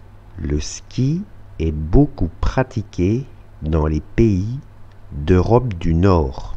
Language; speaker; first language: French; non-native, fluent; Russian